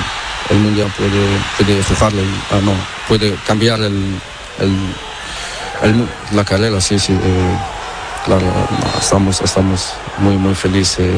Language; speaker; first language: Spanish; non-native, learner; Portuguese